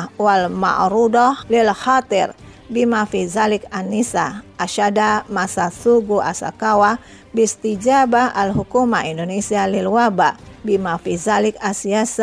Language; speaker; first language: Arabic; non-native, fluent; Indonesian